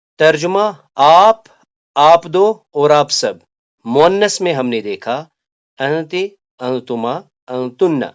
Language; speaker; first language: Urdu; native; Urdu